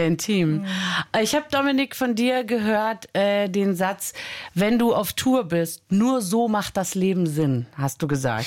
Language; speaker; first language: German; native; German